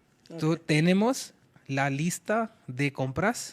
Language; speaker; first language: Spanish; non-native, learner; Hindi